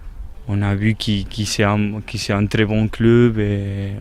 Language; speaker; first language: French; non-native, fluent; Spanish